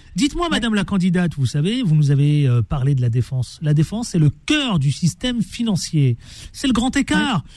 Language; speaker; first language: French; native; French